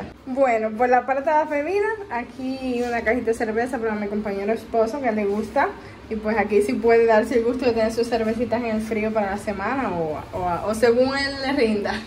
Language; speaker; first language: Spanish; native; Spanish